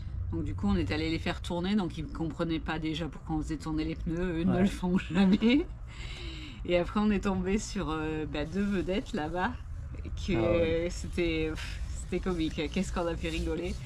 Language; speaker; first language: French; native; French